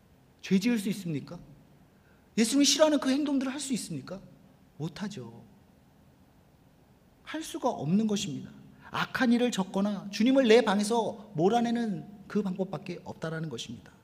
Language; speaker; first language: Korean; native; Korean